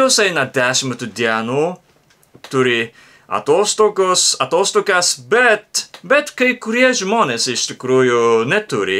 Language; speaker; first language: Lithuanian; non-native, learner; Japanese